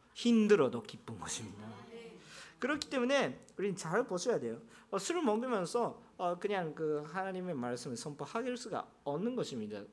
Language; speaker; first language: Korean; non-native, fluent; Japanese